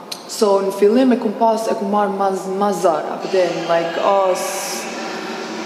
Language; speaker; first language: Albanian; early bilingual, heritage; Albanian